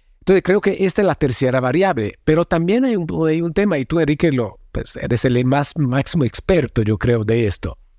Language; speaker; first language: Spanish; non-native, fluent; Italian